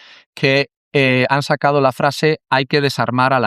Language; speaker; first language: Spanish; native; Spanish